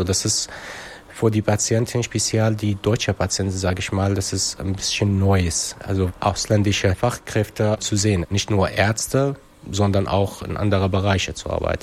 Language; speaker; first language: German; non-native, fluent; Arabic